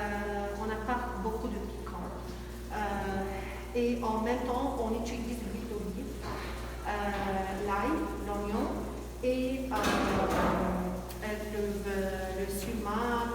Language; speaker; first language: French; non-native, learner; Arabic